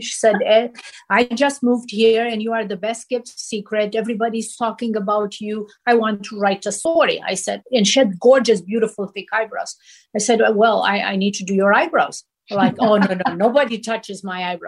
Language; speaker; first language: English; non-native, fluent; Romanian